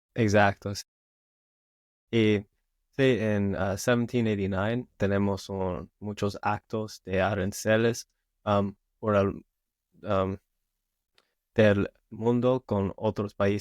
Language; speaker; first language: Spanish; non-native, learner; English